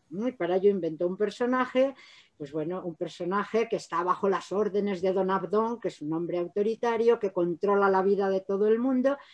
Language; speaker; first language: Spanish; native; Spanish